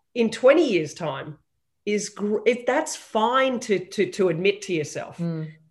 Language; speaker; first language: English; native; English